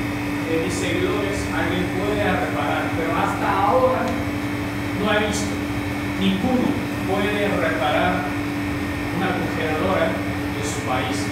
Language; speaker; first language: Spanish; non-native, learner; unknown